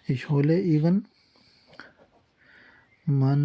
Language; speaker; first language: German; non-native, learner; Urdu